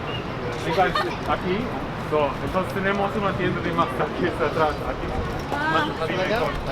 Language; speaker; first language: Spanish; non-native, learner; English